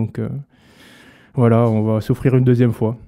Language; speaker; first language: French; native; French